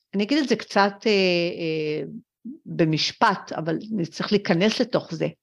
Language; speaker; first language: Hebrew; early bilingual, other home language; French